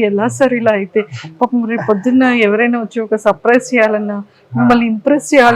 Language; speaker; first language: Telugu; native; Telugu